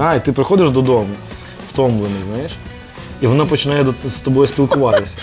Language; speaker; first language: Ukrainian; native; Ukrainian